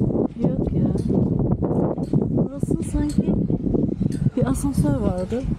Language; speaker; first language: Turkish; non-native, learner; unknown